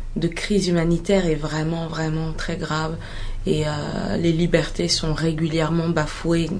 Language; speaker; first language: French; non-native, local second language; Bambara